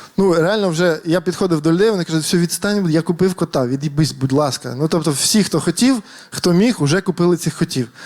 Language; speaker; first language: Ukrainian; native; Ukrainian